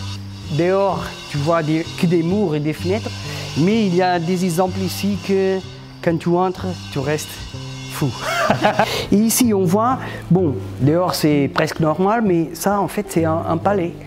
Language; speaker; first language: French; non-native, fluent; Portuguese